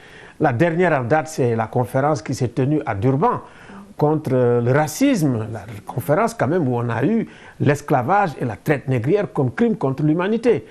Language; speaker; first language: French; non-native, local second language; Wolof